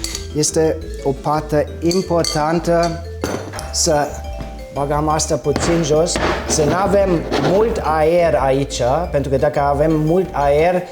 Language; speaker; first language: Romanian; non-native, fluent; German